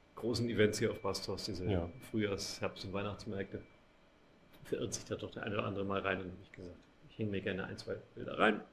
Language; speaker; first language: German; native; German